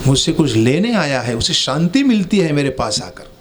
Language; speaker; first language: Hindi; non-native, local second language; Gujarati